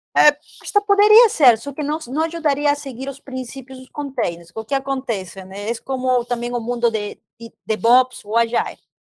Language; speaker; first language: Portuguese; non-native, fluent; Spanish